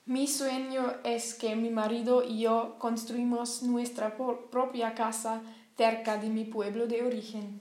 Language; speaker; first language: Spanish; non-native, learner; German